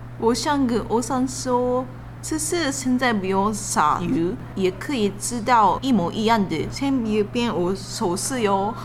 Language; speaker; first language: Chinese; non-native, learner; Japanese